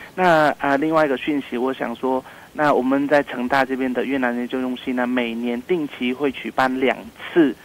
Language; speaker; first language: Chinese; non-native, fluent; Vietnamese